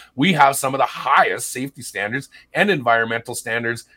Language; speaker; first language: English; native; English